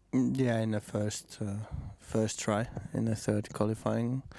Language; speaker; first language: English; non-native, fluent; Finnish